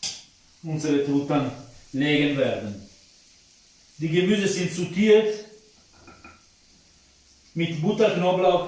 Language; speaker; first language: German; non-native, fluent; Italian